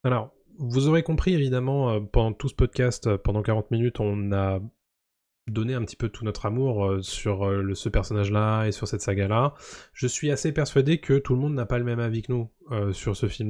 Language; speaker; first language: French; native; French